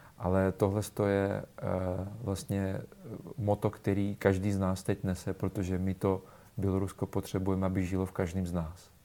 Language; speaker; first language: Czech; non-native, fluent; Russian